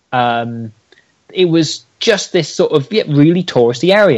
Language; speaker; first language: English; native; English